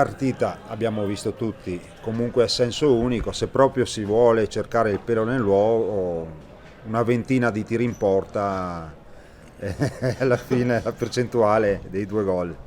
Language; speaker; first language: Italian; native; Italian